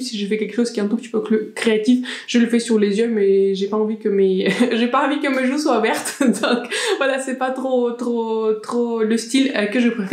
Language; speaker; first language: French; native; French